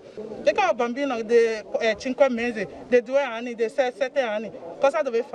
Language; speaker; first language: Italian; non-native, learner; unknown